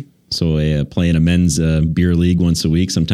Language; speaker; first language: English; native; English